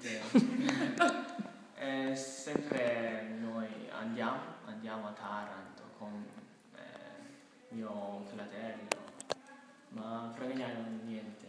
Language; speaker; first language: Italian; non-native, learner; Japanese